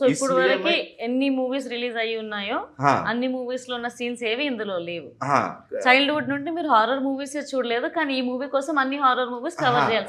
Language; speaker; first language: Telugu; native; Telugu